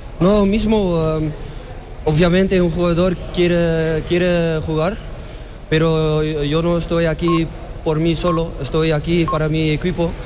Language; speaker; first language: Spanish; non-native, learner; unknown